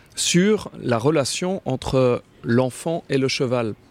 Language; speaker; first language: French; native; French